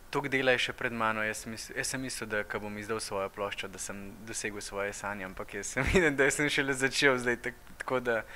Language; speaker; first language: Slovenian; native; Slovenian